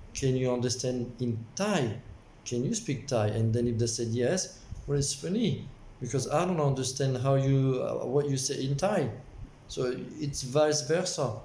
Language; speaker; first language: English; non-native, local second language; French